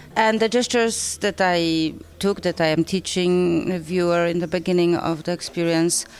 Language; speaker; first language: English; non-native, fluent; Polish